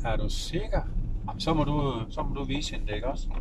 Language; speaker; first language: Danish; native; Danish